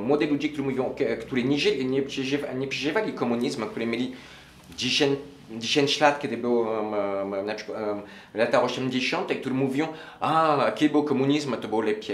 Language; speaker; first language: Polish; non-native, learner; French